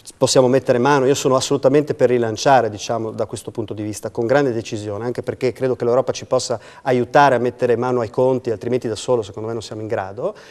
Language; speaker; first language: Italian; native; Italian